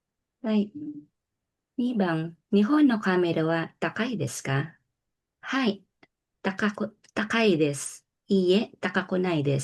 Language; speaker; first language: Japanese; non-native, learner; Filipino